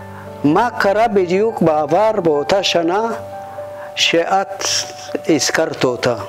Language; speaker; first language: Hebrew; non-native, fluent; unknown